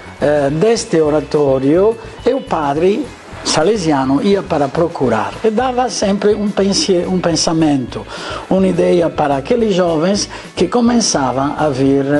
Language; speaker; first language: Portuguese; non-native, fluent; Italian